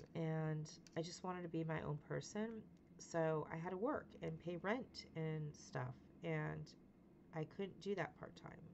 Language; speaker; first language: English; native; English